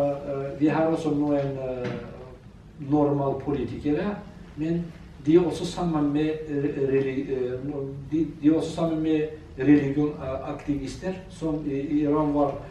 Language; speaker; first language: Norwegian; non-native, learner; Azerbaijani